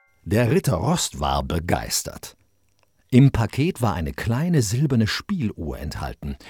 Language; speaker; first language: German; native; German